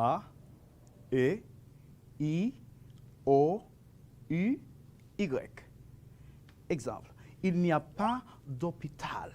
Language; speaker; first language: French; non-native, fluent; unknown